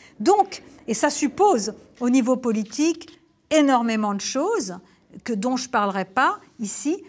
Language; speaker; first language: French; native; French